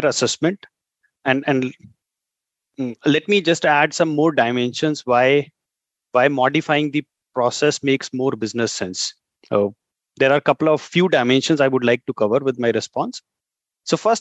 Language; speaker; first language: English; non-native, local second language; Hindi